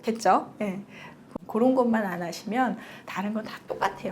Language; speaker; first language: Korean; native; Korean